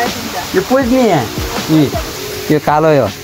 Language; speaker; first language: Hindi; non-native, learner; Nepali